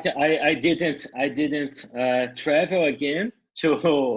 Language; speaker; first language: English; non-native, learner; Portuguese